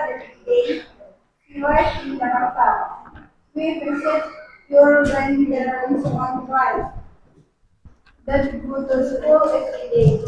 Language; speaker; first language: English; non-native, learner; Indonesian